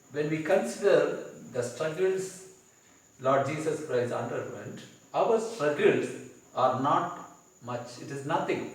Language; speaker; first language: English; non-native, local second language; Tamil